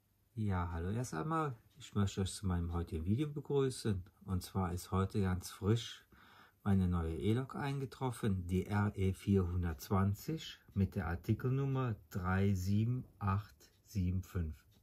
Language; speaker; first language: German; native; German